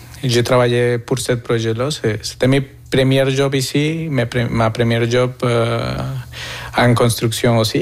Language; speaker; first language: French; non-native, learner; Spanish